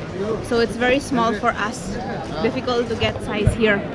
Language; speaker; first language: English; non-native, local second language; Hindi